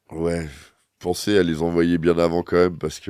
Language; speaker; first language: French; native; French